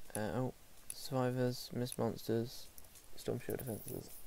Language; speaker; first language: English; native; English